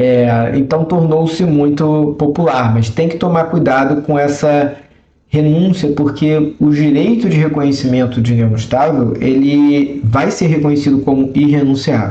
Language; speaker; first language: Portuguese; native; Portuguese